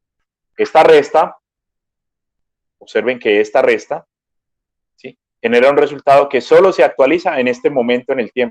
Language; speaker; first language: Spanish; native; Spanish